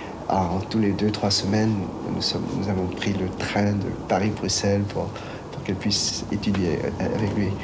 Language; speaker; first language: French; non-native, fluent; Chinese